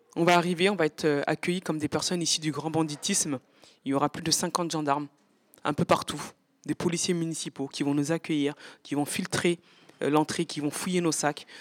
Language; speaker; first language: French; native; French